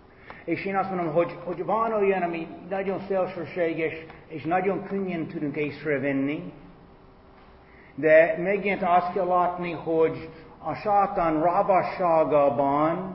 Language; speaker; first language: Hungarian; non-native, fluent; English